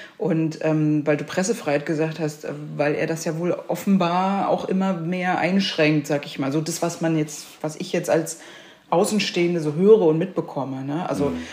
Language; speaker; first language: German; native; German